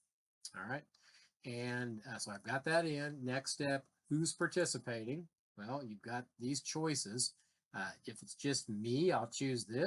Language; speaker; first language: English; native; English